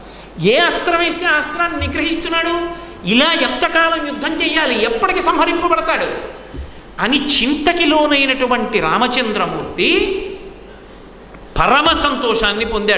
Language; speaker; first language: Telugu; native; Telugu